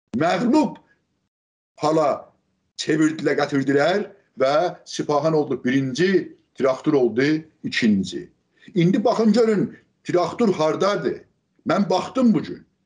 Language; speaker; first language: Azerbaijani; native; Azerbaijani